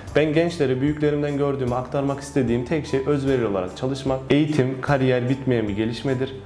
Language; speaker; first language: Turkish; native; Turkish